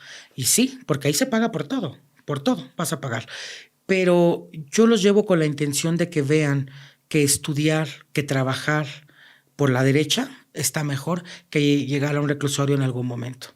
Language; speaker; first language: Spanish; native; Spanish